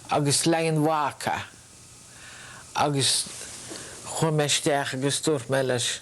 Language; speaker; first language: Irish; native; Irish